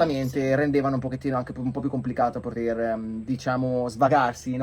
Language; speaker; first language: Italian; native; Italian